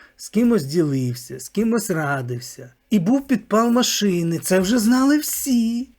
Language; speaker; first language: Ukrainian; native; Ukrainian